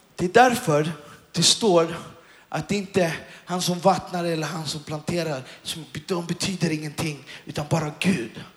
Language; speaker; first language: Swedish; native; Swedish